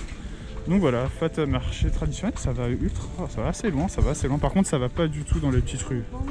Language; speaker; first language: French; native; French